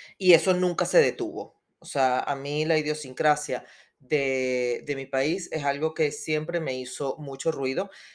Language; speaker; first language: Spanish; native; Spanish